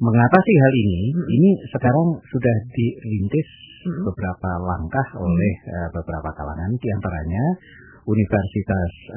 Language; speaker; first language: Indonesian; native; Indonesian